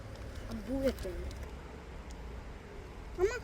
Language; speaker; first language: Korean; early bilingual, heritage; Korean